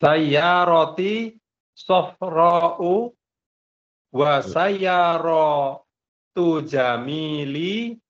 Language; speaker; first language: Arabic; non-native, learner; Indonesian